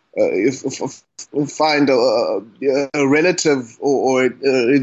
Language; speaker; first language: English; non-native, local second language; Xhosa